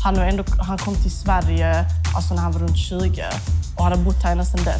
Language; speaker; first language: Swedish; early bilingual, other home language; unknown